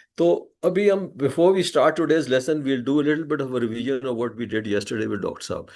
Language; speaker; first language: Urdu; native; Urdu